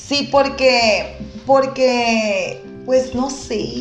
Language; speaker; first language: Spanish; native; Spanish